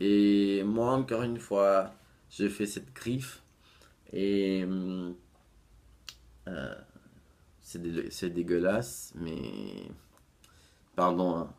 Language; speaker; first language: French; non-native, fluent; Portuguese